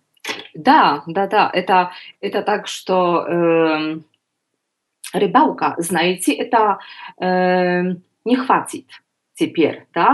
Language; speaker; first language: Russian; non-native, learner; Polish